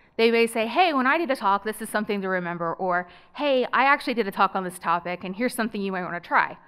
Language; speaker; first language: English; native; English